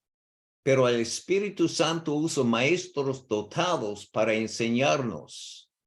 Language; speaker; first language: Spanish; non-native, learner; English